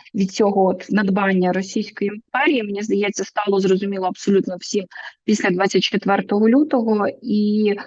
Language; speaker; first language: Ukrainian; native; Ukrainian